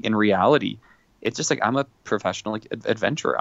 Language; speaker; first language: English; native; English